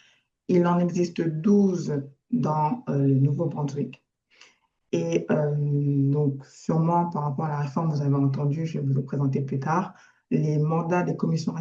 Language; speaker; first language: French; native; French